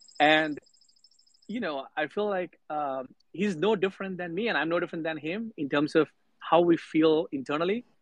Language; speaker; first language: English; non-native, local second language; Telugu